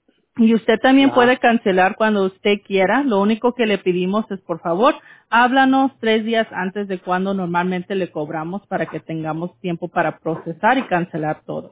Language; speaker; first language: Spanish; early bilingual, heritage; Spanish